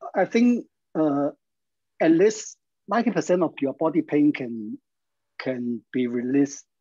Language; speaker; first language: English; non-native, learner; Chinese